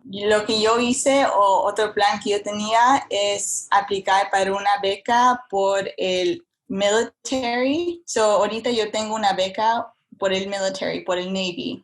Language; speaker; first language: Spanish; early bilingual, heritage; Spanish